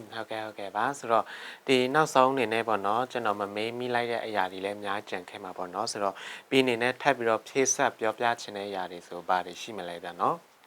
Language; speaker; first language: Burmese; non-native, local second language; Shan